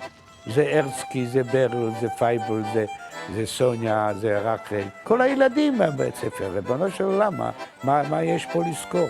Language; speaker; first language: Hebrew; non-native, fluent; Yiddish